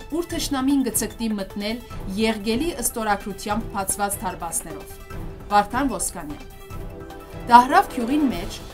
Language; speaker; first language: Armenian; early bilingual, heritage; Armenian